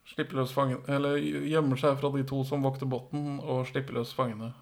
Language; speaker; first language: Norwegian; native; Norwegian